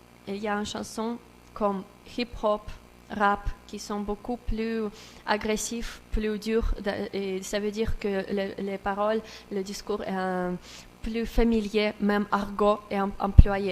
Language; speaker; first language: French; non-native, learner; Russian